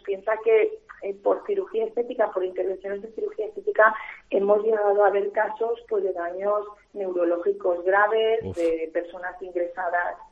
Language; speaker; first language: Spanish; native; Spanish